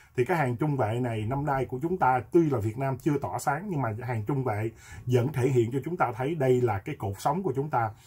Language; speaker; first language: Vietnamese; native; Vietnamese